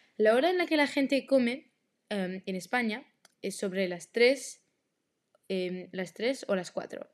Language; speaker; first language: Spanish; non-native, learner; French